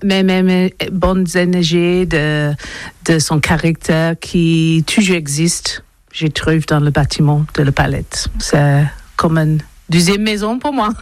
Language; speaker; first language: French; non-native, learner; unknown